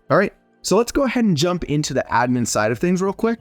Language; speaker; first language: English; native; English